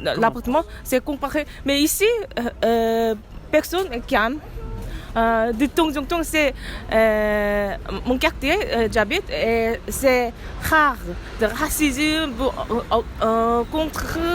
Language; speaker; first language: French; non-native, learner; Korean